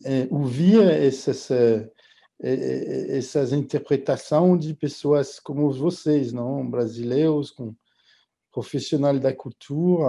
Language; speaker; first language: Portuguese; non-native, fluent; French